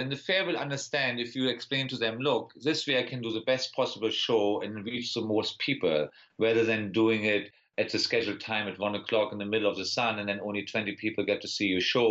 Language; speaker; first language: English; non-native, fluent; German